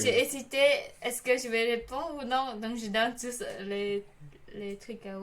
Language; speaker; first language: French; non-native, learner; Khmer